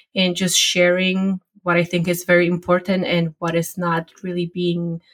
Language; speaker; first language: English; non-native, fluent; Polish